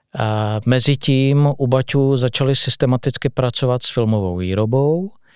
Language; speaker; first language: Czech; native; Czech